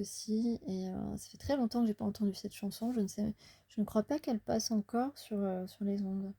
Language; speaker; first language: French; native; French